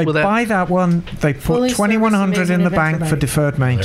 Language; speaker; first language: English; native; English